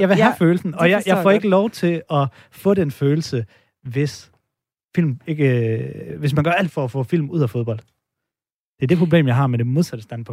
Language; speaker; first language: Danish; native; Danish